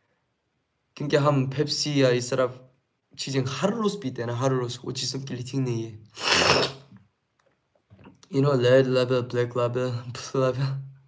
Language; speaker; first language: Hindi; non-native, learner; Korean